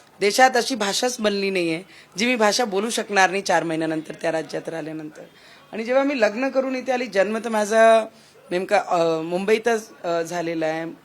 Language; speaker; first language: Marathi; non-native, local second language; Punjabi